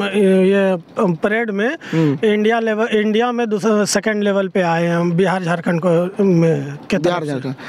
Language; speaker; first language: Hindi; native; Hindi